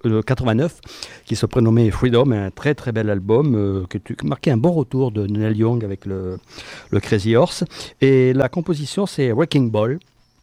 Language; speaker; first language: French; native; French